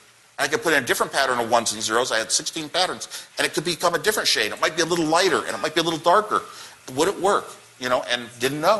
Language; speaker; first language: English; native; English